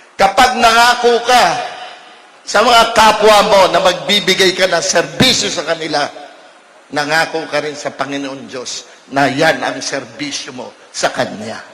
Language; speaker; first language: Filipino; native; Filipino